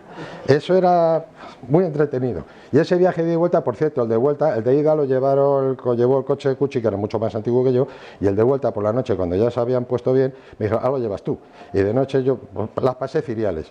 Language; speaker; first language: Spanish; native; Spanish